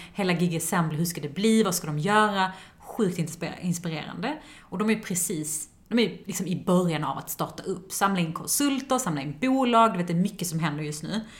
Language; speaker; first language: Swedish; early bilingual, other home language; Persian